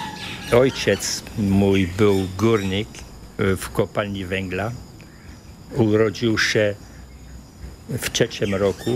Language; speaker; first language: Polish; early bilingual, heritage; French